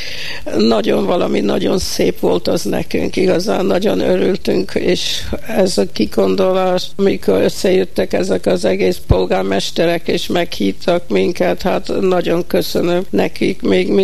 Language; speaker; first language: Hungarian; early bilingual, heritage; Hungarian